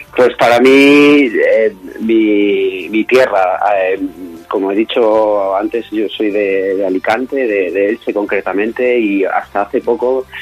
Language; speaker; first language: Spanish; native; Spanish